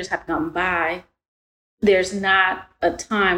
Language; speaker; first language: English; early bilingual, other home language; Spanish